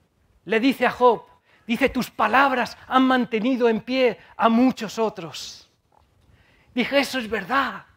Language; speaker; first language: Spanish; native; Spanish